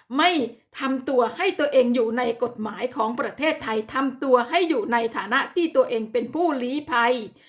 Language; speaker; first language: Thai; native; Thai